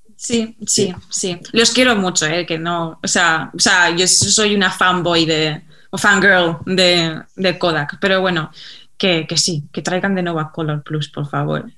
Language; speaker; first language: Spanish; native; Spanish